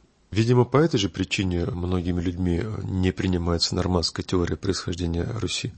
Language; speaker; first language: Russian; native; Russian